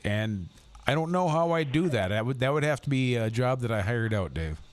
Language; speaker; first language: English; native; English